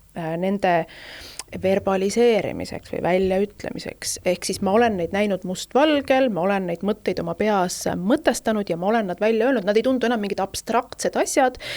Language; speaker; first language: Estonian; native; Estonian